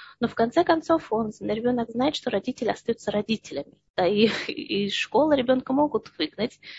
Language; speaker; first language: Russian; early bilingual, heritage; Russian